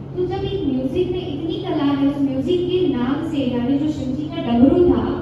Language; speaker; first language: Hindi; non-native, local second language; Marathi